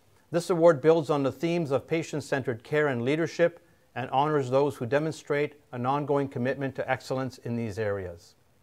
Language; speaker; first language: English; native; English